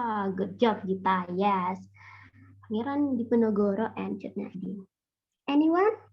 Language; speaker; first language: English; non-native, fluent; Indonesian